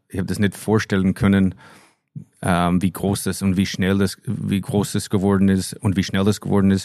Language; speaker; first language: German; non-native, fluent; English